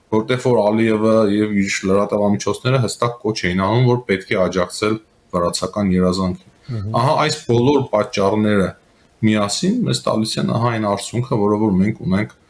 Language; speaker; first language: Armenian; native; Armenian